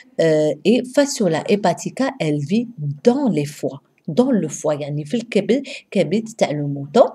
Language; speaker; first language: French; non-native, local second language; Arabic